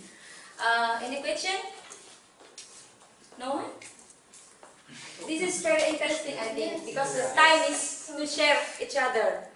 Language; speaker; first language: English; non-native, learner; Indonesian